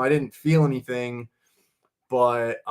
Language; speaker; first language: English; native; English